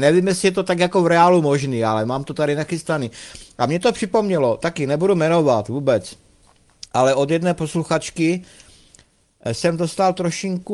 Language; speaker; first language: Czech; native; Czech